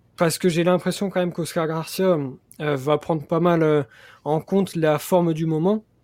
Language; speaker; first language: French; native; French